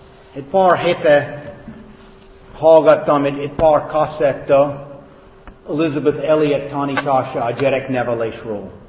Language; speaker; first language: Hungarian; non-native, fluent; English